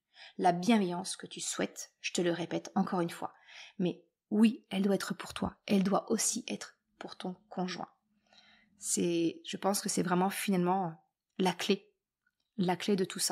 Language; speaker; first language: French; native; French